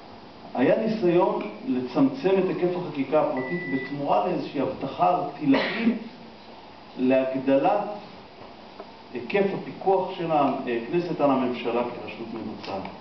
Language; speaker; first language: Hebrew; native; Hebrew